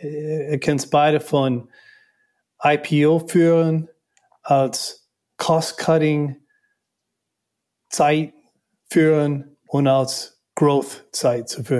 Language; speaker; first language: German; non-native, learner; English